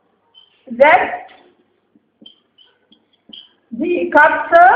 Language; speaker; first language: German; non-native, fluent; Arabic